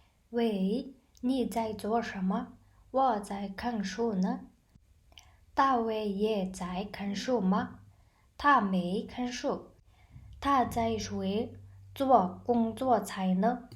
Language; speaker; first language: Chinese; non-native, fluent; Mongolian